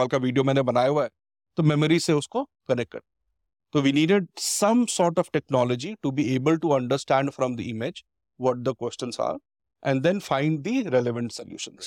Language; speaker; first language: English; non-native, local second language; Hindi